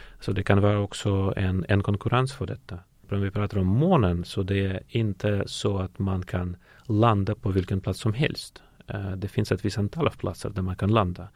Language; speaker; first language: Swedish; non-native, fluent; Russian